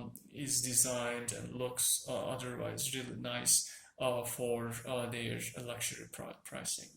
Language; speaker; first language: English; non-native, fluent; Turkish